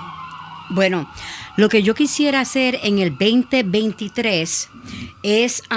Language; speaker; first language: Spanish; early bilingual, other home language; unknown